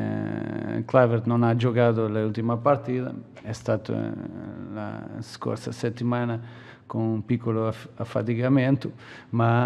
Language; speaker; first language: Italian; non-native, fluent; Portuguese